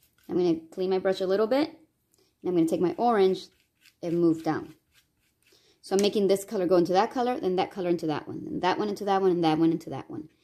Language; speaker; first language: English; native; English